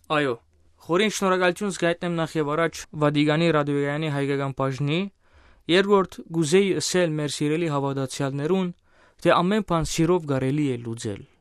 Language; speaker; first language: Armenian; native; Armenian